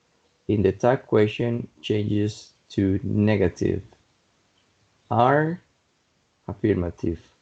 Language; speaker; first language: English; non-native, fluent; Spanish